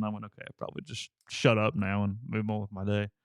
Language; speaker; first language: English; native; English